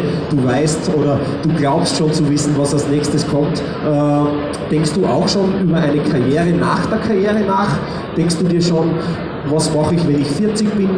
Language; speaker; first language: German; native; German